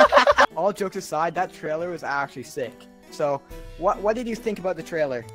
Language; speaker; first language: English; native; English